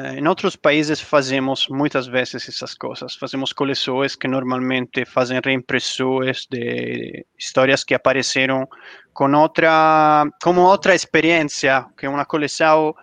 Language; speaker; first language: Portuguese; non-native, learner; Italian